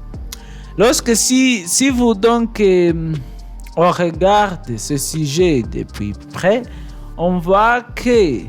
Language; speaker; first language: French; non-native, learner; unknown